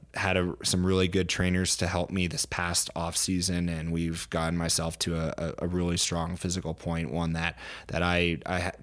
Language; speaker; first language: English; native; English